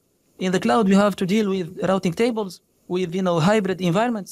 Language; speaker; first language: English; non-native, fluent; Arabic